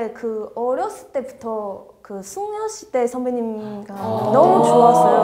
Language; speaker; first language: Korean; non-native, fluent; Chinese